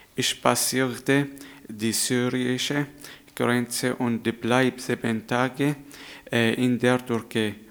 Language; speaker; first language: German; non-native, learner; Arabic